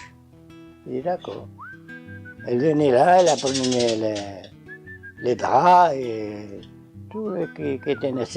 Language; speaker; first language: French; non-native, learner; Portuguese